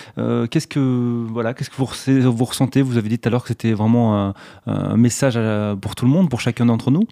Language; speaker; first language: French; native; French